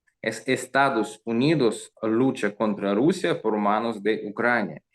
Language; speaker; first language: Spanish; non-native, learner; Russian